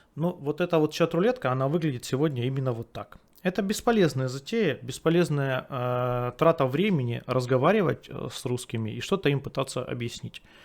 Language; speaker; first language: Russian; native; Russian